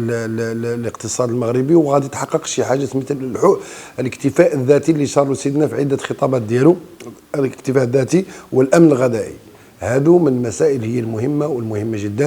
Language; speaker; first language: Arabic; native; Arabic